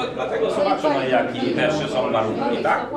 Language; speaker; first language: Polish; non-native, learner; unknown